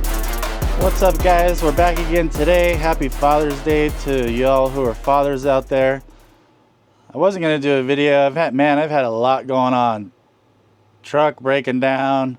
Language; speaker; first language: English; native; English